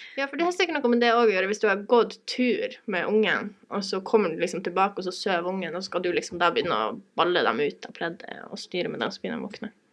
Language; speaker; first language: Norwegian; native; Norwegian